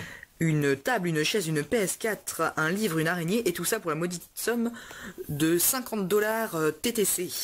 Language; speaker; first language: French; native; French